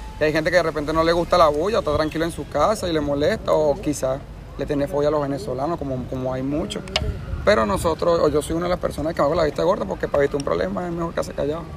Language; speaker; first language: Spanish; native; Spanish